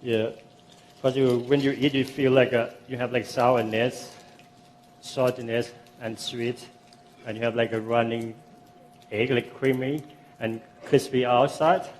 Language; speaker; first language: English; non-native, fluent; Thai